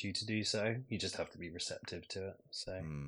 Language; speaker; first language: English; native; English